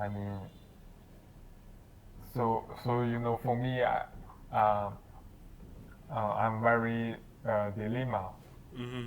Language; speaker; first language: English; non-native, learner; Chinese